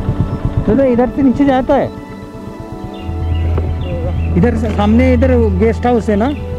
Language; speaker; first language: Hindi; non-native, local second language; Bangla